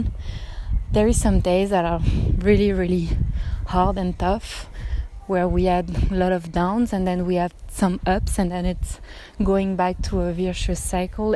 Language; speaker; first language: English; non-native, fluent; French